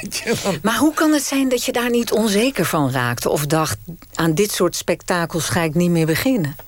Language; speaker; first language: Dutch; native; Dutch